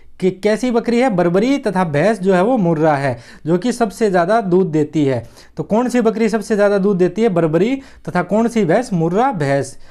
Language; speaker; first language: Hindi; native; Hindi